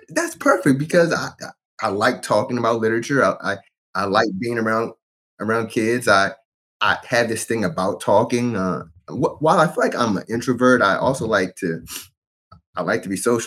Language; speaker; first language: English; native; English